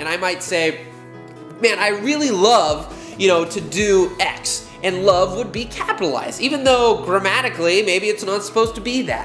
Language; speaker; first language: English; native; English